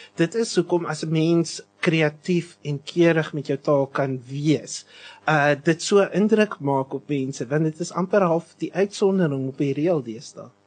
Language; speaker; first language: Afrikaans; native; Afrikaans